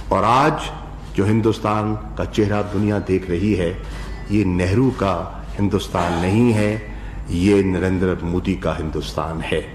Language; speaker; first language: Urdu; native; Urdu